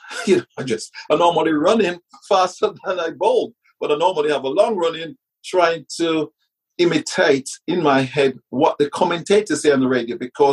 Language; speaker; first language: English; early bilingual, other home language; Jamaican Creole English